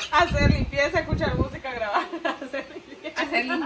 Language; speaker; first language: Spanish; native; Spanish